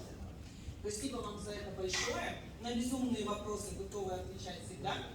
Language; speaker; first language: Russian; native; Russian